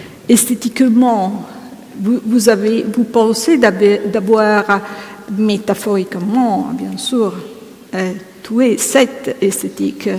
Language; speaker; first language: French; non-native, fluent; Italian